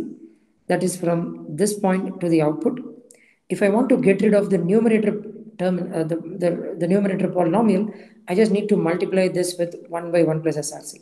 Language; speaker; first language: English; non-native, local second language; Tamil